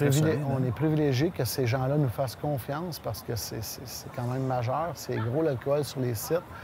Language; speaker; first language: French; native; French